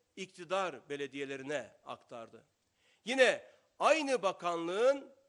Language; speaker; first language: Turkish; native; Turkish